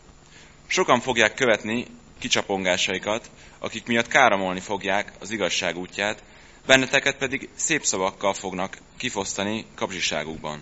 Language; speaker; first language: Hungarian; native; Hungarian